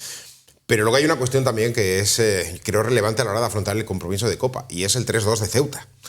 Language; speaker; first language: Spanish; native; Spanish